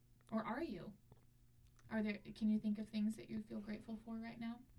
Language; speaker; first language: English; native; English